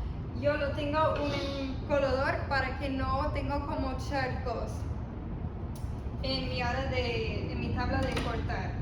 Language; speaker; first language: Spanish; early bilingual, heritage; Spanish